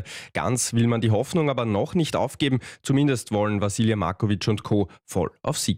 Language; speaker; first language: German; native; German